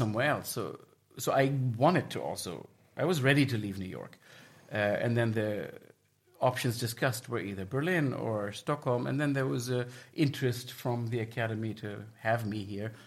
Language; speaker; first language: English; non-native, fluent; German